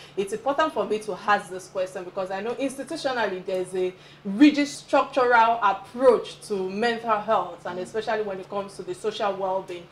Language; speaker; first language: English; non-native, local second language; Yoruba